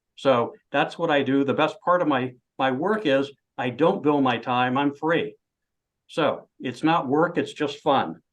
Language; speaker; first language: English; native; English